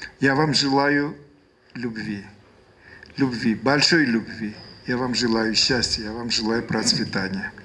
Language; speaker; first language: Russian; non-native, local second language; Armenian